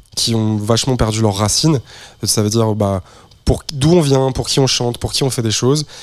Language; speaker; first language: French; native; French